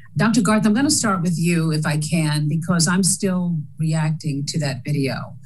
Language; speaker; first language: English; native; English